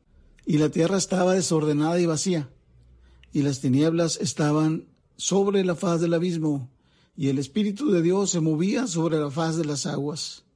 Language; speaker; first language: Spanish; native; Spanish